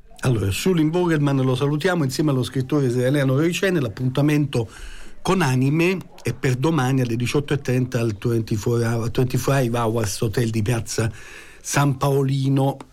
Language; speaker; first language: Italian; native; Italian